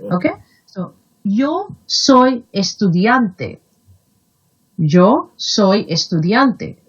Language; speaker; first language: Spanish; non-native, fluent; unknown